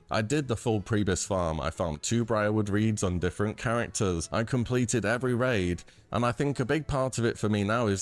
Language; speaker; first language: English; native; English